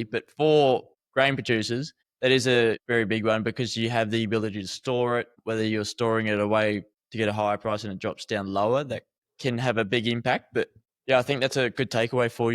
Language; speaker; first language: English; native; English